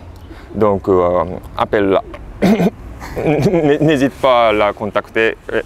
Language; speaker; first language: French; non-native, fluent; Japanese